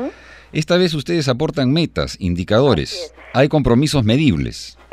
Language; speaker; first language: Spanish; native; Spanish